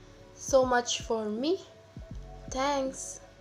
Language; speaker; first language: English; non-native, learner; Indonesian